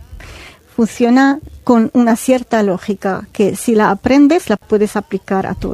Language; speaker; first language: Spanish; non-native, fluent; Arabic